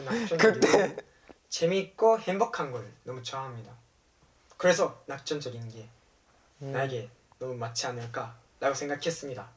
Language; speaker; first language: Korean; non-native, fluent; Japanese